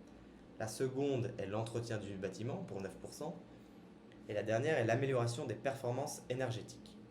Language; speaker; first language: French; native; French